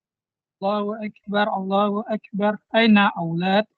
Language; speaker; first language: Arabic; non-native, learner; Indonesian